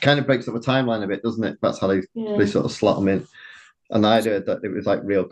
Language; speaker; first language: English; native; English